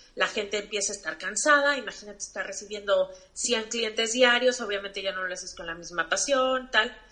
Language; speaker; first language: Spanish; native; Spanish